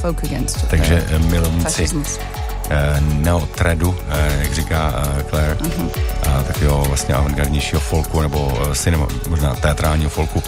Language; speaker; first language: Czech; native; Czech